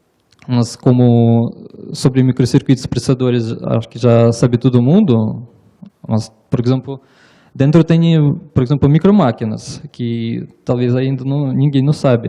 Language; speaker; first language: Portuguese; non-native, learner; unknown